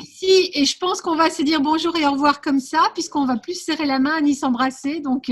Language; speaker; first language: French; native; French